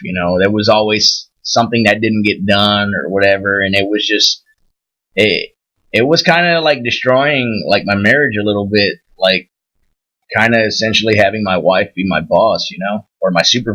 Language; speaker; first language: English; native; English